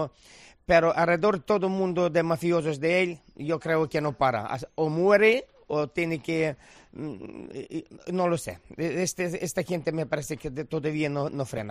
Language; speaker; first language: Spanish; non-native, learner; Ukrainian